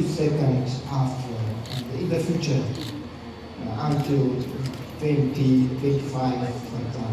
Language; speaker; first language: English; non-native, learner; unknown